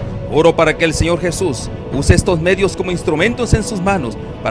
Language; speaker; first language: Spanish; native; Spanish